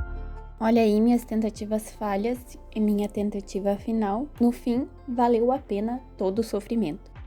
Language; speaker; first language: Portuguese; native; Portuguese